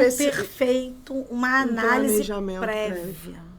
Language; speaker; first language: Portuguese; native; Portuguese